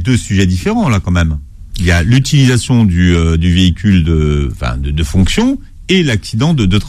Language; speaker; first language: French; native; French